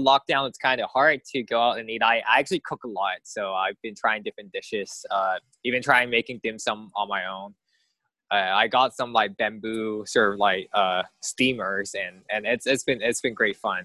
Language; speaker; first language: English; non-native, local second language; Cantonese